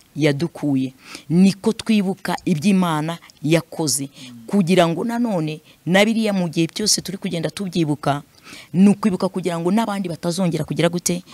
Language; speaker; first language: Kinyarwanda; non-native, fluent; Swahili